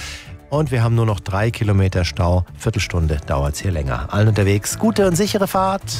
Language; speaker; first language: German; native; German